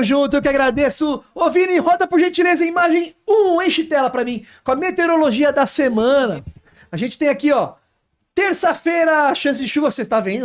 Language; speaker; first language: Portuguese; native; Portuguese